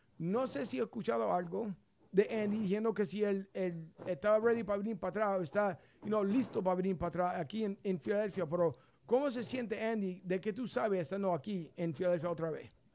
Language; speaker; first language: Spanish; non-native, learner; English